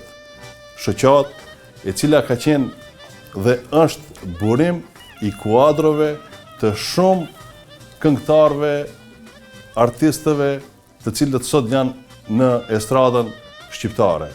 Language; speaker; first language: Albanian; native; Albanian